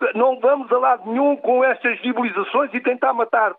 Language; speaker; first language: Portuguese; native; Portuguese